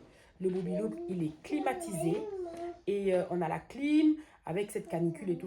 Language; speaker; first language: French; native; French